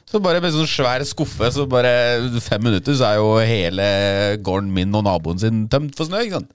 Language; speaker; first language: Norwegian; early bilingual, other home language; Polish